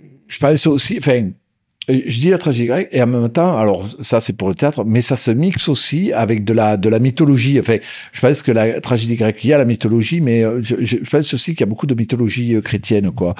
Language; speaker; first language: French; native; French